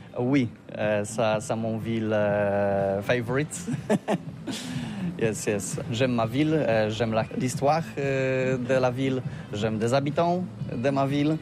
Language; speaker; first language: French; non-native, learner; Polish